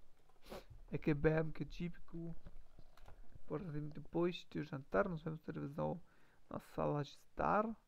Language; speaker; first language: Portuguese; non-native, learner; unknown